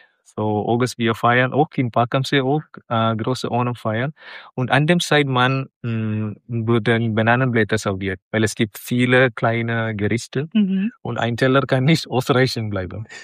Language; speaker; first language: German; non-native, learner; Malayalam